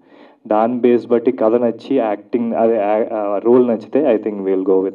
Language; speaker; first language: Telugu; native; Telugu